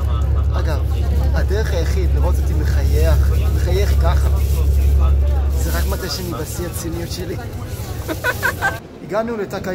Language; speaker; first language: Hebrew; non-native, fluent; Japanese